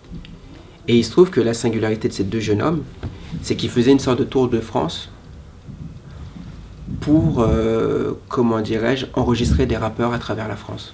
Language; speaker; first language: French; native; French